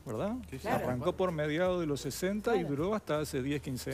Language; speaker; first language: Spanish; native; Spanish